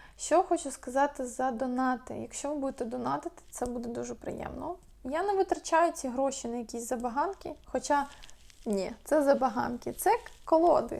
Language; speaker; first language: Ukrainian; non-native, local second language; Russian